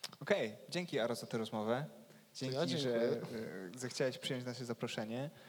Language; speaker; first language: Polish; native; Polish